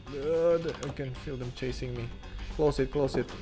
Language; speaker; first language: English; non-native, local second language; Filipino